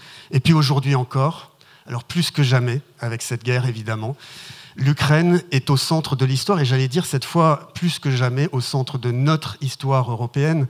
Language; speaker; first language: French; native; French